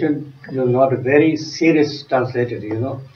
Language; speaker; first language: English; non-native, learner; Tibetan